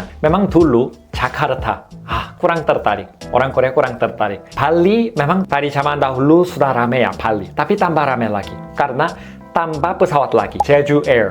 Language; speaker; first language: Indonesian; non-native, fluent; Korean